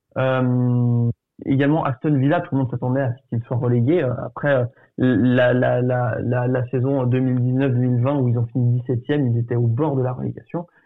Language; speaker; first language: French; early bilingual, other home language; Portuguese